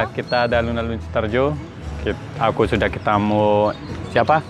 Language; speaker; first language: Indonesian; non-native, learner; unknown